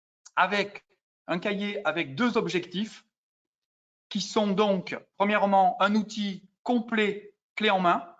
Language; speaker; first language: French; native; French